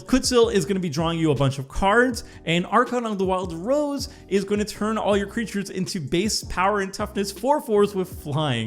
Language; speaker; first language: English; native; English